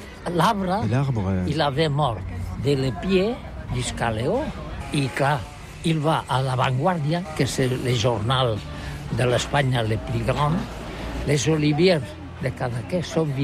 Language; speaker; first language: French; non-native, local second language; Catalan